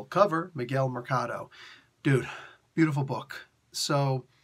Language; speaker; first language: English; native; English